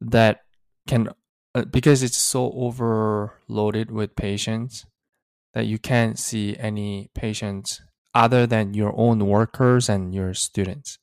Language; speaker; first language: English; early bilingual, other home language; Korean